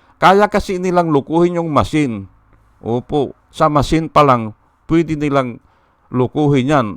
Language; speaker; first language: Filipino; native; Filipino